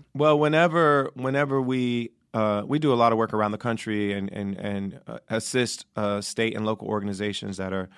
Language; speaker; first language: English; native; English